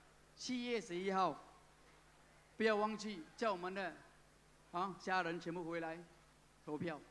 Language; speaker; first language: Chinese; non-native, local second language; Tamil